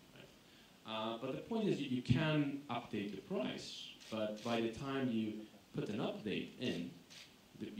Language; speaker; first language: English; non-native, fluent; Greek